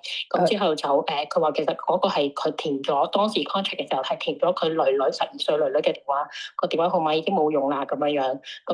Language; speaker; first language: Cantonese; native; Cantonese